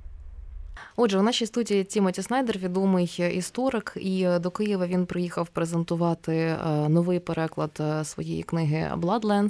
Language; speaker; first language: Ukrainian; native; Ukrainian